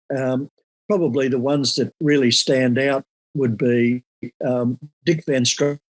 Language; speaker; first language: English; native; English